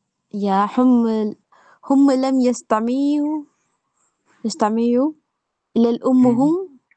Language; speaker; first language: Arabic; non-native, learner; Hindi